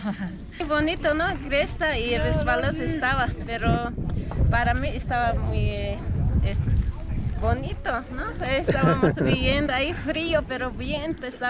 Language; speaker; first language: Spanish; non-native, local second language; Aymara